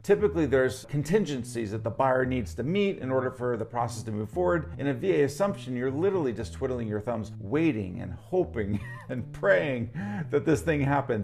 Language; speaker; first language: English; native; English